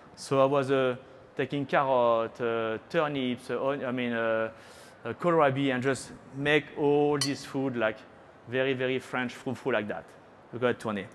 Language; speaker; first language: English; non-native, fluent; French